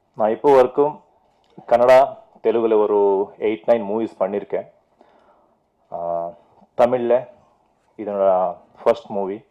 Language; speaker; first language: Tamil; non-native, fluent; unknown